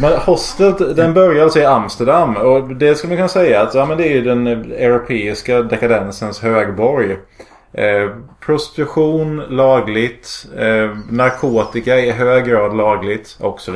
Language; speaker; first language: Swedish; native; Swedish